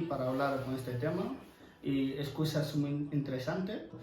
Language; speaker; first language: Spanish; non-native, learner; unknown